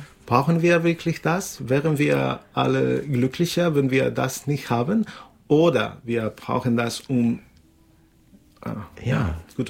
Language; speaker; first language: German; non-native, fluent; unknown